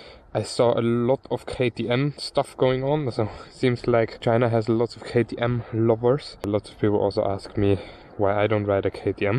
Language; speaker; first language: English; non-native, fluent; German